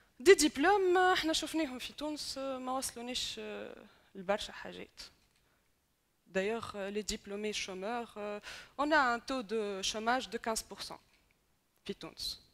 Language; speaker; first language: Arabic; native; Arabic